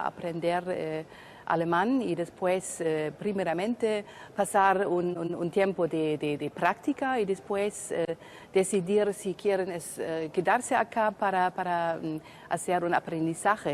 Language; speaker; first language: Spanish; non-native, fluent; German